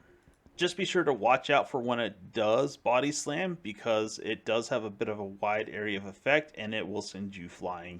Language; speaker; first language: English; native; English